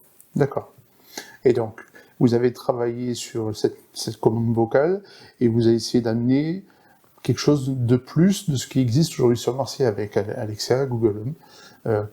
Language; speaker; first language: French; native; French